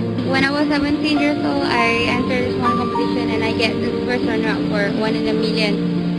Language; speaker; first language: English; non-native, local second language; Malay